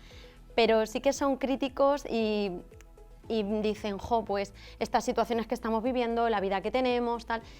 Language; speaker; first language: Spanish; native; Spanish